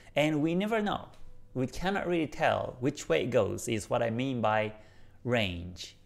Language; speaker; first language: English; non-native, fluent; Japanese